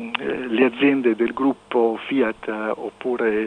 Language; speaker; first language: Italian; native; Italian